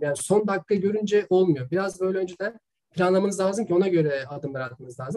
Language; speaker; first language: Turkish; native; Turkish